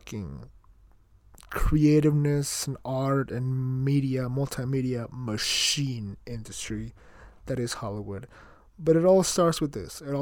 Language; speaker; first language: English; early bilingual, other home language; Spanish